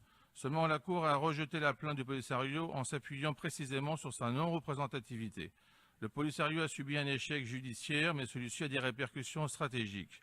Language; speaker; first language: French; non-native, fluent; Greek